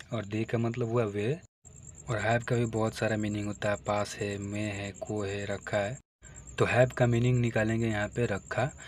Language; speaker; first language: Hindi; native; Hindi